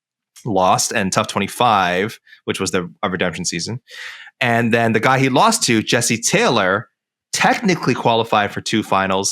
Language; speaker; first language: English; native; English